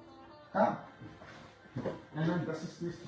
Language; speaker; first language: German; non-native, fluent; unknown